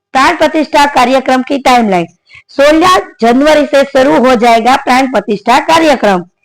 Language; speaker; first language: Hindi; non-native, local second language; Gujarati